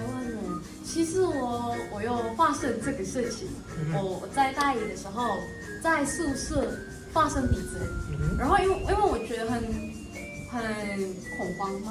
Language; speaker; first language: Chinese; non-native, fluent; Indonesian